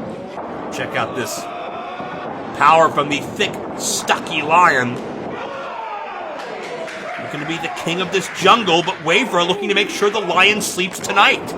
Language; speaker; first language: English; native; English